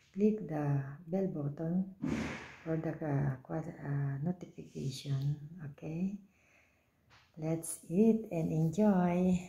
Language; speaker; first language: English; non-native, local second language; Filipino